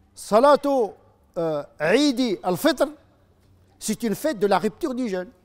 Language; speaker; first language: French; non-native, fluent; Arabic